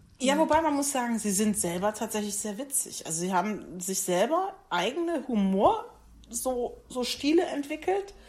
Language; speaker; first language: German; native; German